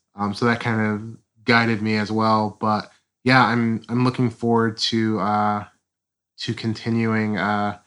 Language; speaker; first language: English; native; English